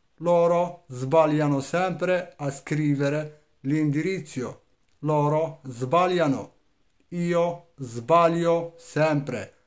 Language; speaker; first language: Italian; non-native, fluent; Arabic